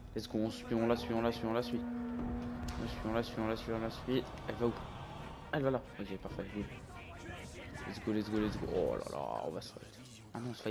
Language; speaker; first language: French; native; French